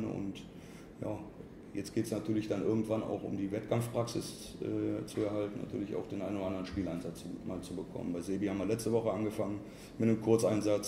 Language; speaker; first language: German; native; German